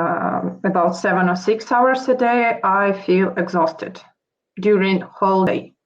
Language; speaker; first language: English; non-native, fluent; Russian